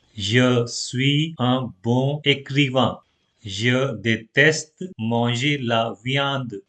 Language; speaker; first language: French; non-native, fluent; Hindi